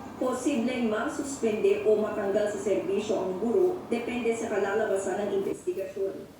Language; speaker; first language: Filipino; native; Filipino